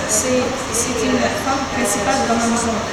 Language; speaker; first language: French; non-native, learner; Arabic